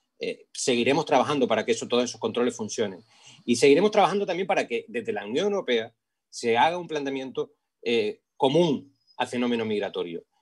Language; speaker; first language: Spanish; native; Spanish